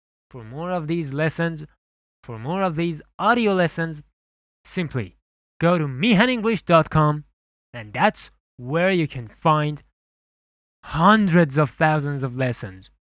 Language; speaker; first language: English; non-native, fluent; Persian